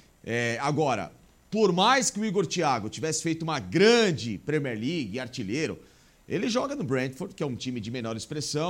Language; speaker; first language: Portuguese; native; Portuguese